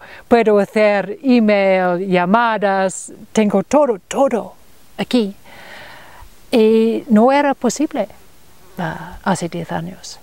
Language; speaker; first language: Spanish; non-native, learner; English